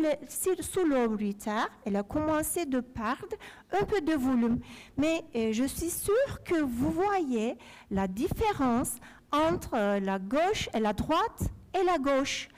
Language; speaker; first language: French; non-native, fluent; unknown